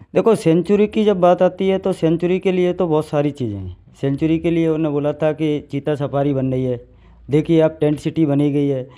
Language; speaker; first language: Hindi; native; Hindi